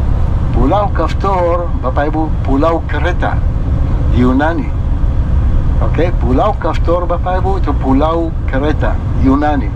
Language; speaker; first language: Indonesian; non-native, fluent; Hebrew